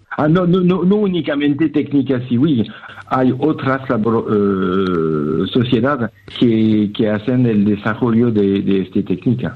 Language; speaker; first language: Spanish; non-native, fluent; French